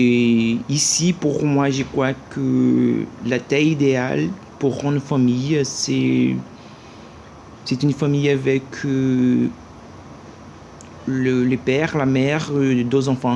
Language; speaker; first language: French; non-native, learner; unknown